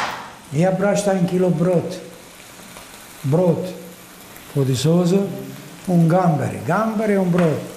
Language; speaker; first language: German; non-native, learner; Italian